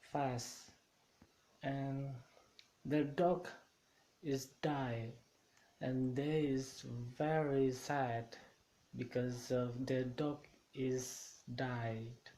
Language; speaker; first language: English; non-native, learner; Indonesian